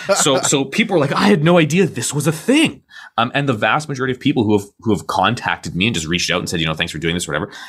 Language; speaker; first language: English; native; English